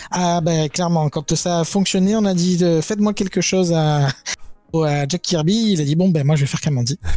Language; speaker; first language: French; native; French